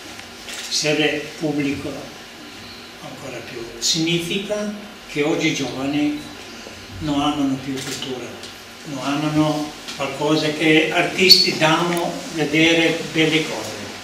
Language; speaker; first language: Italian; non-native, learner; Serbian